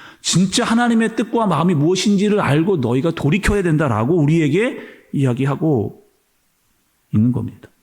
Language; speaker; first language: Korean; native; Korean